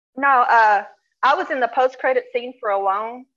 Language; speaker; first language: English; native; English